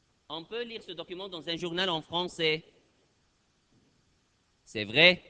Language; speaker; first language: French; non-native, fluent; Arabic